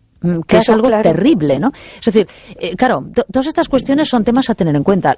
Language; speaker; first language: Spanish; native; Spanish